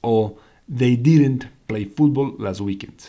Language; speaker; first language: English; non-native, fluent; Spanish